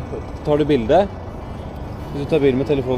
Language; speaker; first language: Norwegian; native; Norwegian